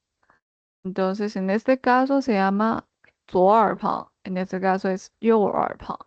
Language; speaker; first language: Spanish; non-native, fluent; Chinese